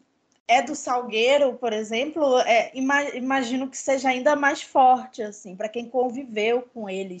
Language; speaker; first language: Portuguese; native; Portuguese